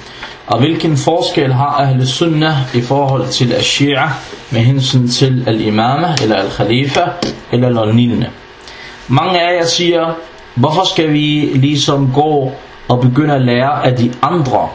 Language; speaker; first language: Danish; non-native, fluent; Arabic